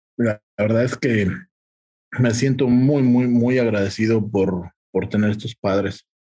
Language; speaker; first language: Spanish; native; Spanish